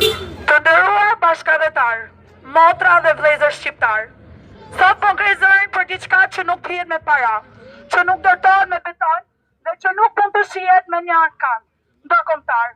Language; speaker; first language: Albanian; native; Albanian